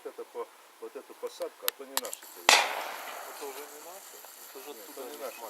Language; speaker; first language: Russian; native; Russian